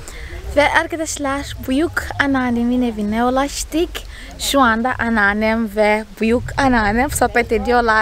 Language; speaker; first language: Turkish; non-native, fluent; Portuguese